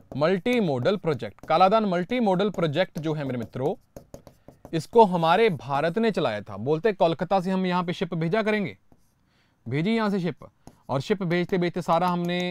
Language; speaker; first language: Hindi; non-native, local second language; Punjabi